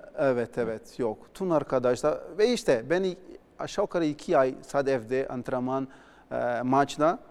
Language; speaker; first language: Turkish; non-native, learner; Portuguese